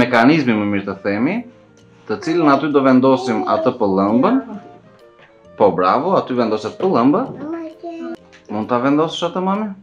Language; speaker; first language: Albanian; native; Albanian